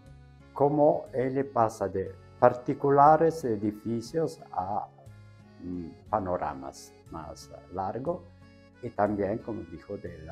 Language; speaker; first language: Spanish; non-native, fluent; Italian